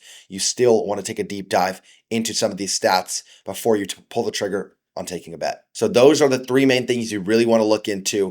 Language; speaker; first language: English; native; English